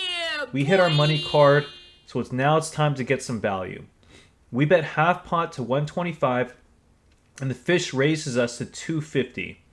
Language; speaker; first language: English; native; English